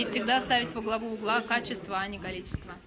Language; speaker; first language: Russian; native; Russian